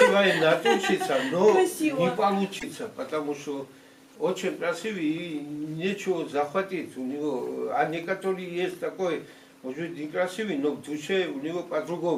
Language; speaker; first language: Russian; non-native, fluent; Georgian